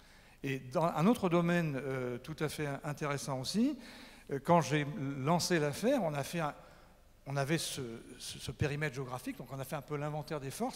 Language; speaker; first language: French; native; French